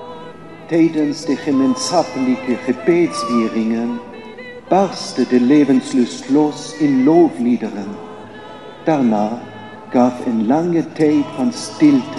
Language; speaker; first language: Dutch; non-native, fluent; German